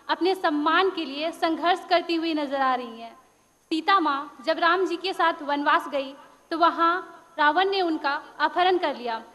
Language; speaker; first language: Hindi; native; Hindi